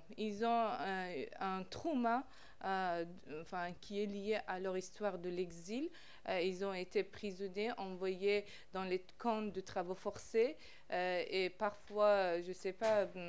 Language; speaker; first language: French; non-native, fluent; Persian